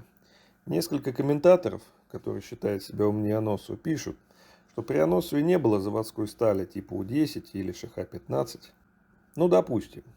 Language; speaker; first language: Russian; native; Russian